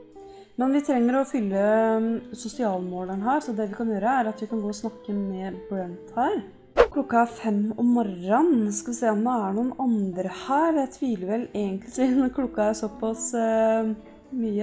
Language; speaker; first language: Norwegian; native; Norwegian